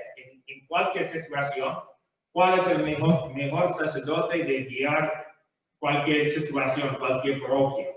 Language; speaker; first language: Spanish; non-native, fluent; English